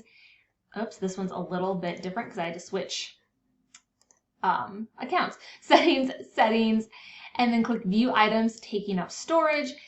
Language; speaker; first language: English; native; English